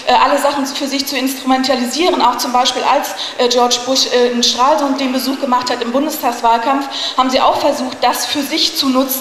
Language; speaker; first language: German; native; German